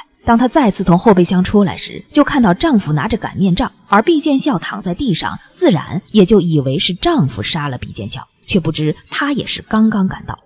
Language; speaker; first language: Chinese; native; Chinese